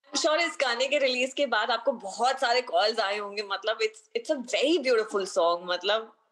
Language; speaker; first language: Hindi; native; Hindi